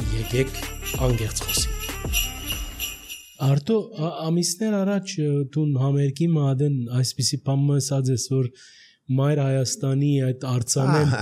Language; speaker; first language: Armenian; early bilingual, heritage; Armenian